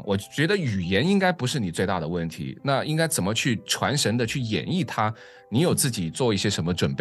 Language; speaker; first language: Chinese; native; Chinese